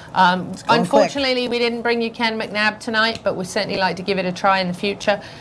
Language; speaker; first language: English; native; English